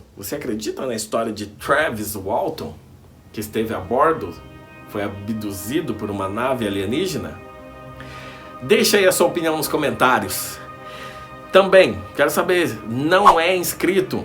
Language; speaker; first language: Portuguese; native; Portuguese